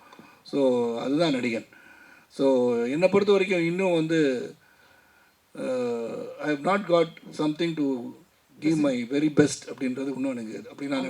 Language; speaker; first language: Tamil; native; Tamil